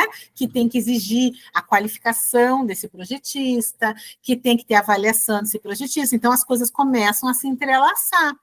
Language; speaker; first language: Portuguese; native; Portuguese